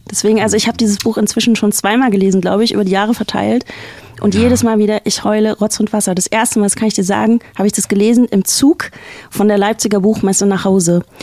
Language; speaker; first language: German; native; German